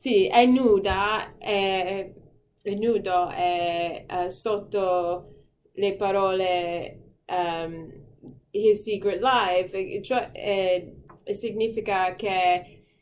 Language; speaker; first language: Italian; non-native, fluent; English